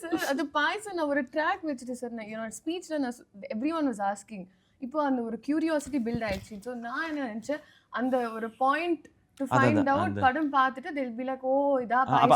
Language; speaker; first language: Tamil; non-native, learner; Telugu